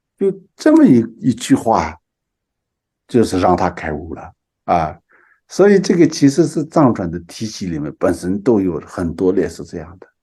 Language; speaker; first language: Chinese; non-native, local second language; Tibetan